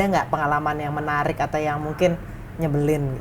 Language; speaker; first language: Indonesian; native; Indonesian